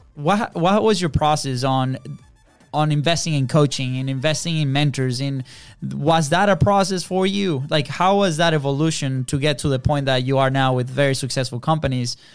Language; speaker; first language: English; non-native, fluent; Spanish